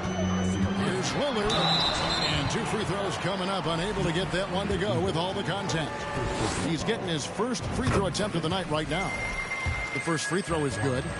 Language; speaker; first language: English; native; English